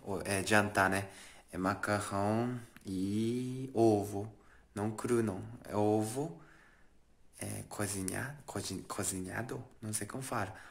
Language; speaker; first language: Portuguese; non-native, learner; Japanese